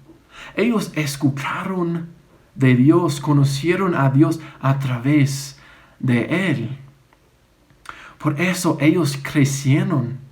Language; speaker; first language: Spanish; non-native, fluent; English